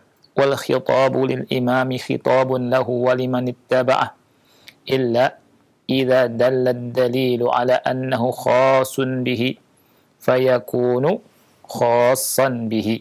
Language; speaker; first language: Arabic; non-native, fluent; Indonesian